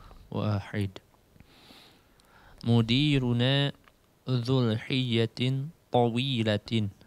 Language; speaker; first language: Arabic; non-native, learner; Indonesian